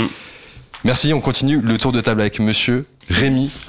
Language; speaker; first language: French; native; French